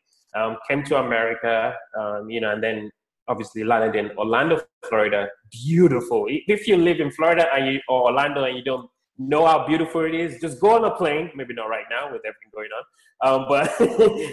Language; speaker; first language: English; non-native, local second language; Yoruba